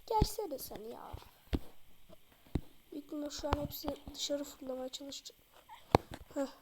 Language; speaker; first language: Turkish; native; Turkish